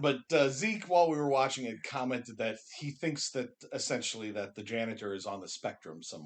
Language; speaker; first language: English; native; English